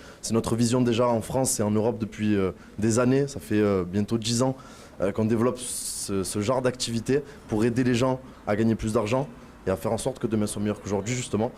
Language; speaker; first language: French; native; French